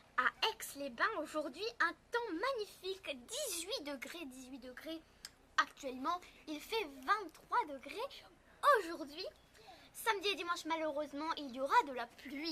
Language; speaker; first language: French; native; French